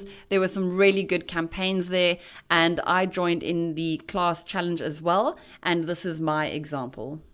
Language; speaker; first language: English; native; English